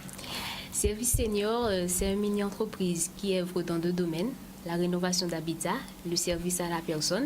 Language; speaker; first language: French; native; French